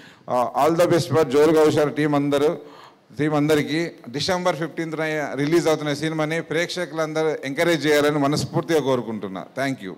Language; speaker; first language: Telugu; native; Telugu